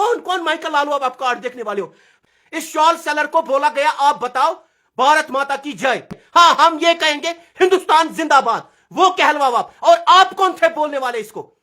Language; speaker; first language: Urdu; non-native, local second language; Kashmiri